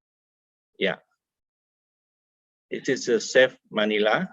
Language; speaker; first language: English; non-native, fluent; Indonesian